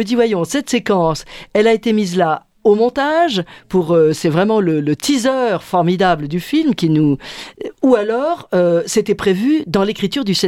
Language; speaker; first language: French; native; French